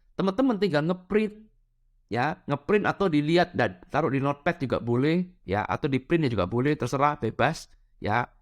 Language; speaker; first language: Indonesian; non-native, local second language; Madurese